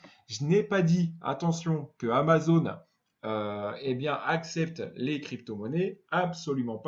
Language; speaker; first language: French; native; French